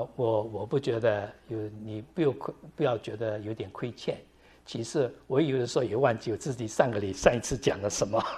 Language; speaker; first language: Chinese; native; Chinese